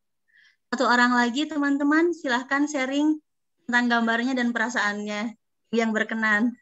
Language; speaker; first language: Indonesian; native; Indonesian